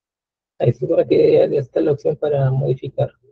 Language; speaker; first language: Spanish; native; Spanish